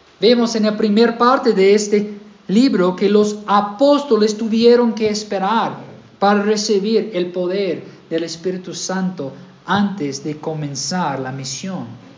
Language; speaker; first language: Spanish; non-native, fluent; English